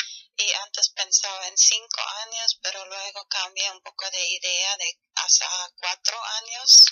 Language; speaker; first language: Spanish; non-native, fluent; German